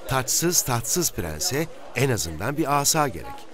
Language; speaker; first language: Turkish; native; Turkish